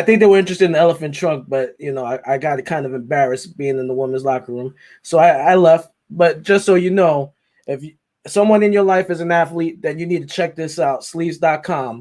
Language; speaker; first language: English; native; English